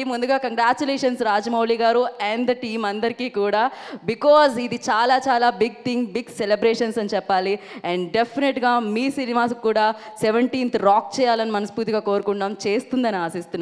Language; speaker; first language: Telugu; native; Telugu